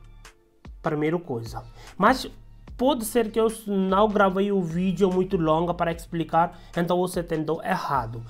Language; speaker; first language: Portuguese; non-native, learner; Hindi